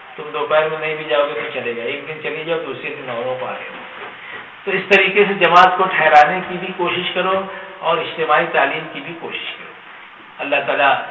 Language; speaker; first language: Urdu; native; Urdu